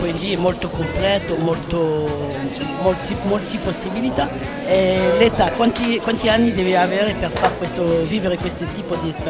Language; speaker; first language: Italian; non-native, learner; French